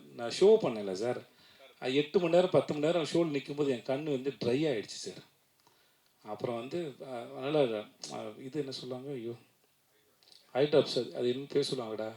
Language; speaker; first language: Tamil; native; Tamil